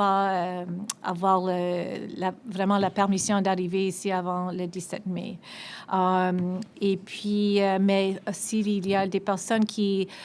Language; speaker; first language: French; non-native, local second language; English